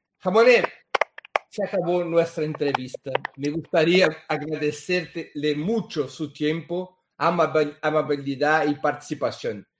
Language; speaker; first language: Spanish; non-native, fluent; Portuguese